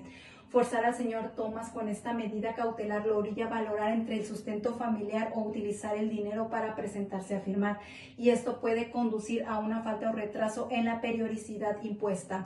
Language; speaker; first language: Spanish; native; Spanish